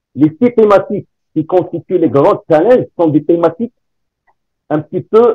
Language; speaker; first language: French; non-native, local second language; Arabic